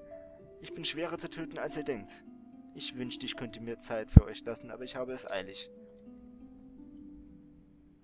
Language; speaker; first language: German; native; German